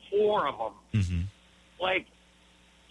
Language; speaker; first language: English; native; English